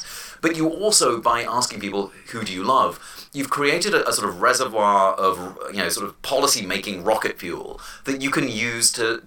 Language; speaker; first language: English; native; English